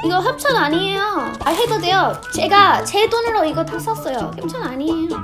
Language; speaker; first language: Korean; non-native, fluent; English